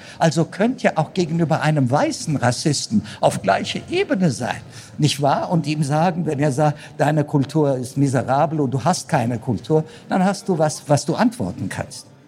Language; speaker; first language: German; non-native, fluent; Amharic